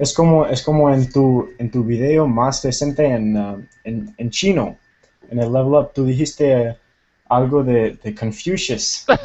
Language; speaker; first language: Spanish; non-native, fluent; Tamil